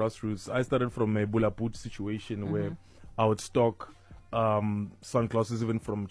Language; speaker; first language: English; non-native, local second language; Zulu